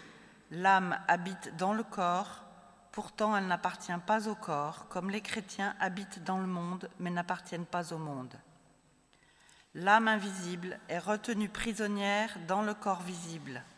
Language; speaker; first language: French; native; French